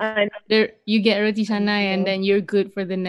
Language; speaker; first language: English; non-native, local second language; Malay